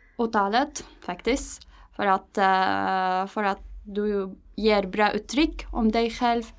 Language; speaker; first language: Swedish; non-native, fluent; Arabic